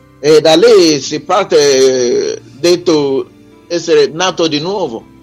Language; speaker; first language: Italian; non-native, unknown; Igbo